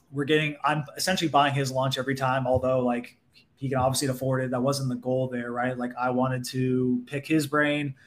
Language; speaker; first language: English; native; English